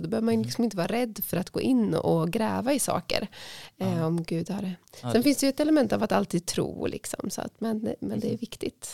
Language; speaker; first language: Swedish; native; Swedish